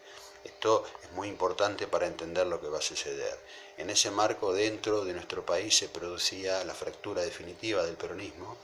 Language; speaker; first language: Spanish; native; Spanish